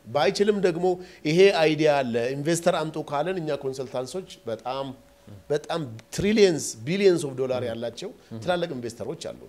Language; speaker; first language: Amharic; non-native, local second language; Oromo